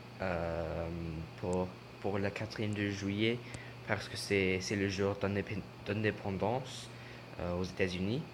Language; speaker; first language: French; non-native, learner; English